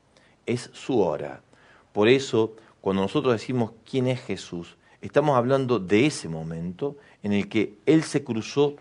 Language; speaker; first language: Spanish; native; Spanish